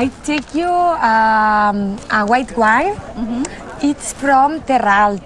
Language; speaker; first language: English; non-native, learner; Spanish